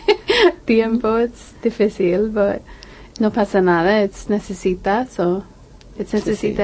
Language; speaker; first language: Spanish; non-native, learner; English